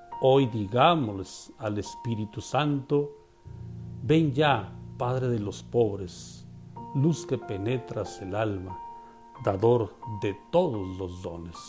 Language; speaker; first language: Spanish; native; Spanish